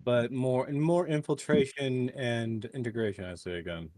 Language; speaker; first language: English; native; English